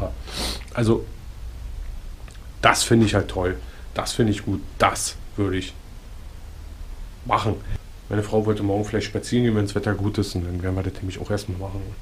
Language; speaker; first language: German; native; German